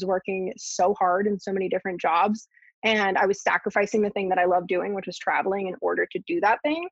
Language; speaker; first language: English; native; English